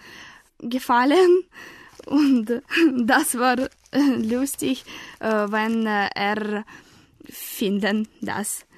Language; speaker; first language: German; non-native, learner; Russian